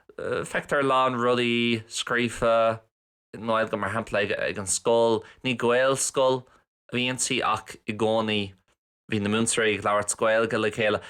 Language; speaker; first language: Irish; non-native, local second language; English